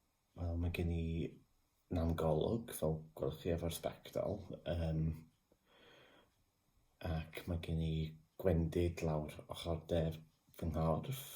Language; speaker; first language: Welsh; non-native, local second language; English